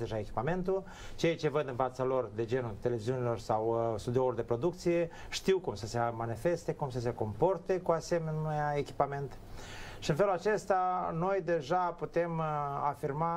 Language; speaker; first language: Romanian; native; Romanian